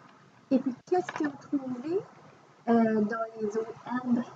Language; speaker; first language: French; native; French